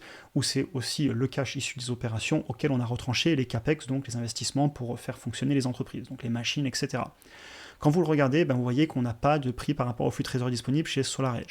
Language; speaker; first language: French; native; French